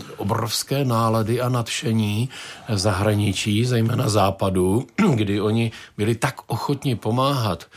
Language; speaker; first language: Czech; native; Czech